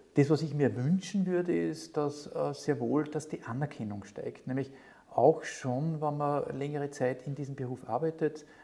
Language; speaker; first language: German; native; German